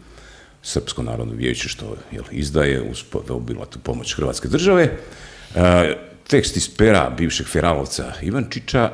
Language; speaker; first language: Croatian; native; Croatian